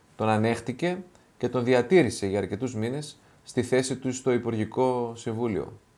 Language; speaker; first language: Greek; native; Greek